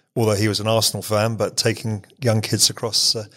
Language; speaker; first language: English; native; English